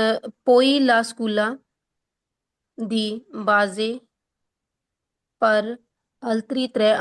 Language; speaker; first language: Italian; non-native, learner; Punjabi